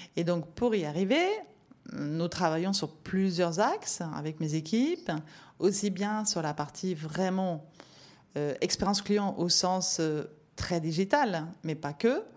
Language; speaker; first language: French; non-native, fluent; Norwegian